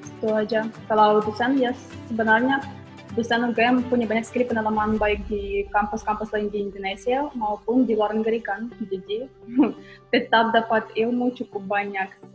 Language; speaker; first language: Indonesian; non-native, fluent; Ukrainian